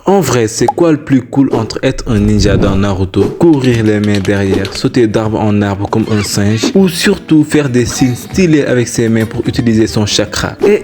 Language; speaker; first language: French; native; French